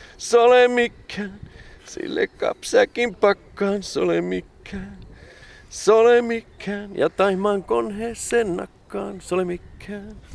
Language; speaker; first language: Finnish; native; Finnish